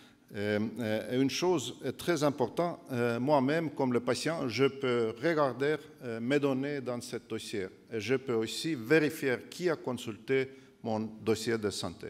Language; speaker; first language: French; non-native, fluent; Estonian